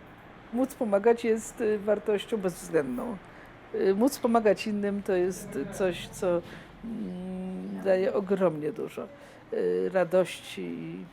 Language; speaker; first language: Polish; native; Polish